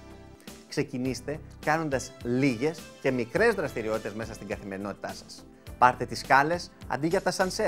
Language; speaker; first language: Greek; native; Greek